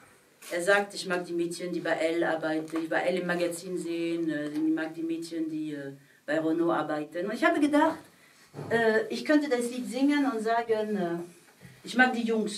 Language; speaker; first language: German; non-native, fluent; French